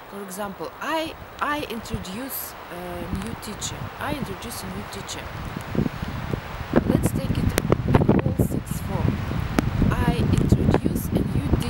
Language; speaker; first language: English; non-native, fluent; Russian